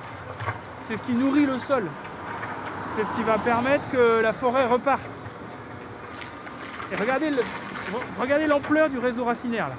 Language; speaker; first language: French; native; French